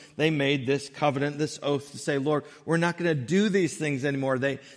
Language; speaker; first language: English; native; English